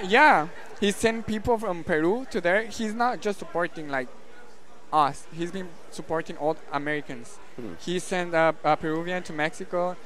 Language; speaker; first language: English; non-native, learner; Spanish